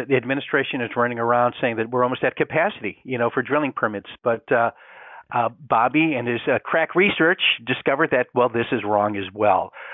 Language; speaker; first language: English; native; English